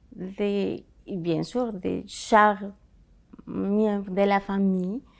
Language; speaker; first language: French; non-native, fluent; Spanish